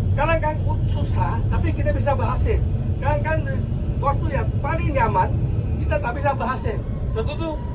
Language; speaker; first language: Malay; non-native, local second language; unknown